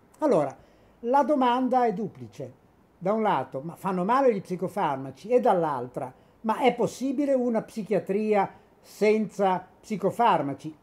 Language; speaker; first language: Italian; native; Italian